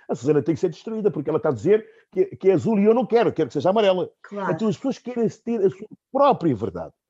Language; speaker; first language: Portuguese; non-native, local second language; Upper Guinea Crioulo